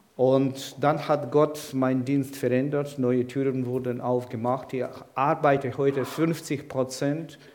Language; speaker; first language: German; non-native, fluent; Ukrainian